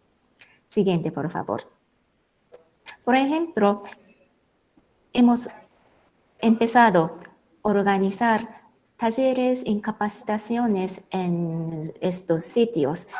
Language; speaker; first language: Spanish; non-native, fluent; Japanese